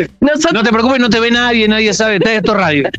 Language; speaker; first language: Spanish; native; Spanish